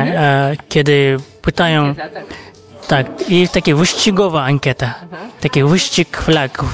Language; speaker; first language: Polish; non-native, fluent; Kazakh